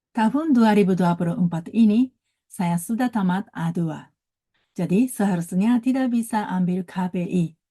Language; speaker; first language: Indonesian; non-native, learner; Japanese